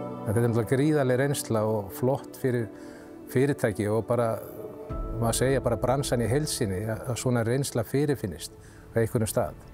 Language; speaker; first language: Icelandic; native; Icelandic